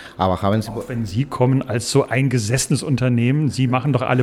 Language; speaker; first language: German; native; German